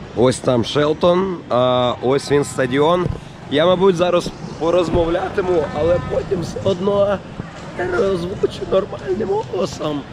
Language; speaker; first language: Ukrainian; native; Ukrainian